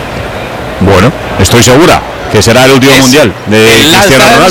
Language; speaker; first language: Spanish; native; Spanish